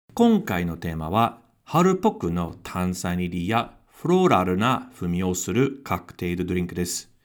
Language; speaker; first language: Japanese; non-native, fluent; English